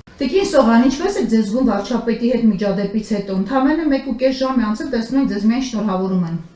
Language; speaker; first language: Armenian; native; Armenian